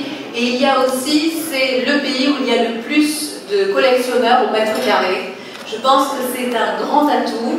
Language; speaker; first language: French; native; French